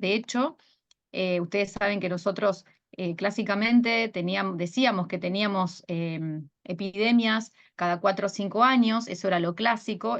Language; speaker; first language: Spanish; native; Spanish